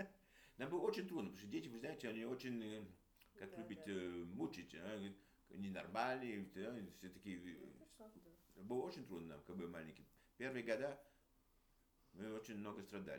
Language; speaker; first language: Russian; early bilingual, heritage; Russian